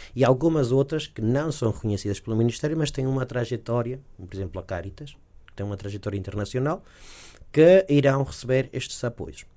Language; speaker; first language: Portuguese; early bilingual, heritage; Portuguese